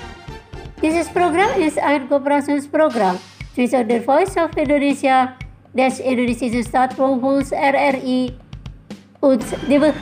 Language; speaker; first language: German; non-native, fluent; Indonesian